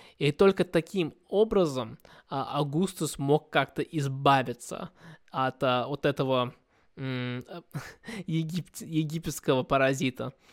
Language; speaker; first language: Russian; early bilingual, heritage; Russian